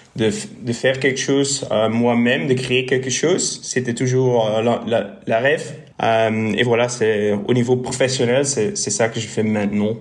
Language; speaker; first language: French; non-native, local second language; Dutch